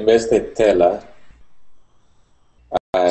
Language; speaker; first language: Spanish; non-native, learner; English